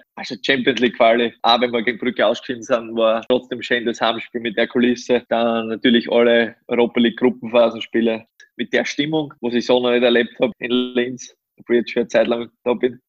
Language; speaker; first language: German; native; German